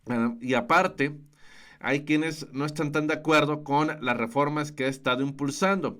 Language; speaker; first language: Spanish; native; Spanish